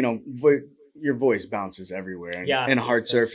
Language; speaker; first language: English; native; English